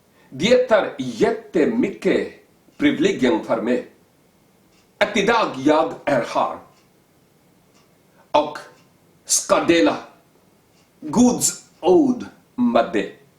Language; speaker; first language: Swedish; non-native, learner; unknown